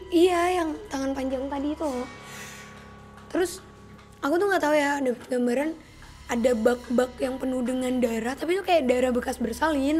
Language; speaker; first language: Indonesian; native; Indonesian